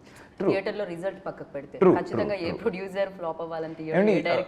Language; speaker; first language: Telugu; native; Telugu